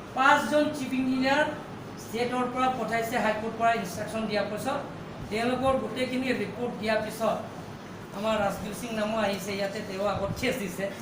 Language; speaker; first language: Assamese; non-native, local second language; Karbi